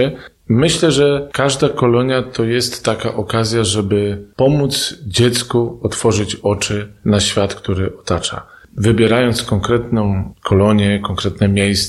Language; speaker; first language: Polish; native; Polish